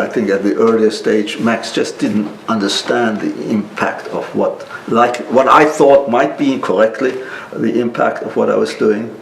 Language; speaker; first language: English; non-native, local second language; German